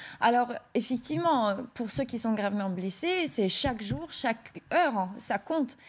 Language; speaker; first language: French; non-native, fluent; Ukrainian